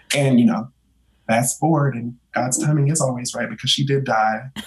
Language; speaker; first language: English; native; English